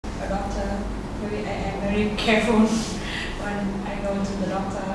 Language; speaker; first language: English; non-native, learner; Vietnamese